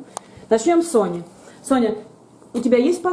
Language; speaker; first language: Russian; native; Russian